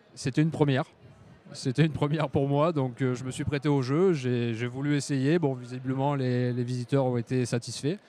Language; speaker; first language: French; native; French